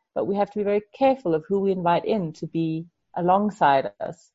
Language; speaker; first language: English; non-native, fluent; Danish